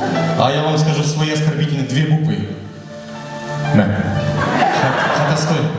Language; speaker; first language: Russian; non-native, local second language; Kazakh